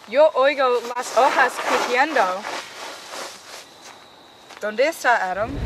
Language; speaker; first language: Spanish; non-native, learner; English